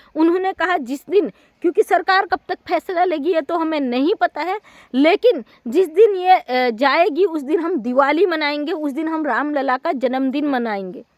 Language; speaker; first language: Hindi; native; Hindi